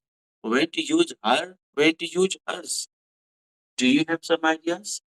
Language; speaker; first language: English; non-native, fluent; Hindi